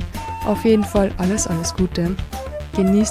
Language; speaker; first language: German; native; German